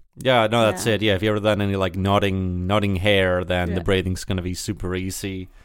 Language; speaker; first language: English; early bilingual, other home language; Spanish